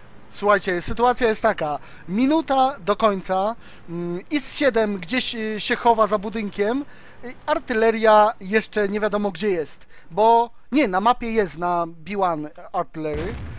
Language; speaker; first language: Polish; native; Polish